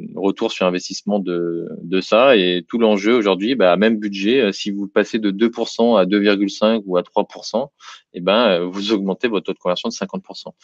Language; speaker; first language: French; native; French